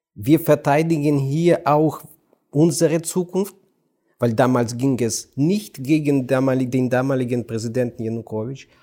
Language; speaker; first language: German; non-native, fluent; Ukrainian